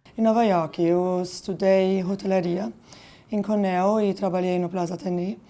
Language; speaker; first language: Portuguese; non-native, fluent; German